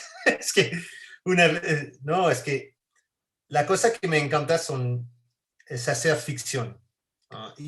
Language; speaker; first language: Spanish; non-native, fluent; French